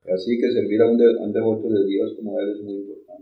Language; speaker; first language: Spanish; native; Spanish